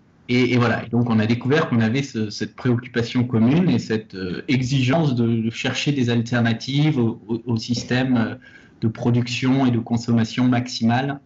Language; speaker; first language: French; native; French